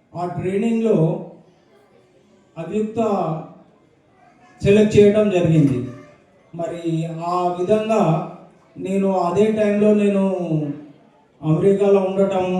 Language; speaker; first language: Telugu; native; Telugu